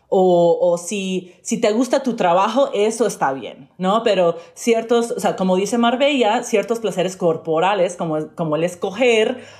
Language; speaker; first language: Spanish; early bilingual, heritage; Spanish